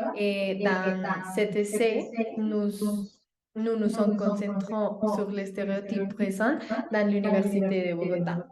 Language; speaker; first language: French; non-native, learner; Spanish